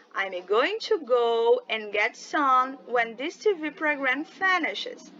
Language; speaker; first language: English; non-native, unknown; Portuguese